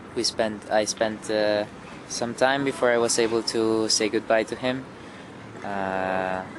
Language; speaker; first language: English; non-native, fluent; Spanish